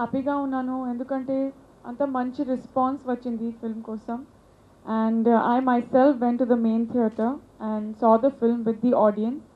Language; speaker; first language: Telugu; non-native, local second language; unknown